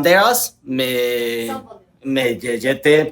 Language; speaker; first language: French; non-native, learner; Spanish